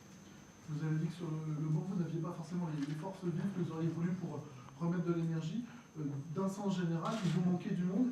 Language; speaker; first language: French; native; French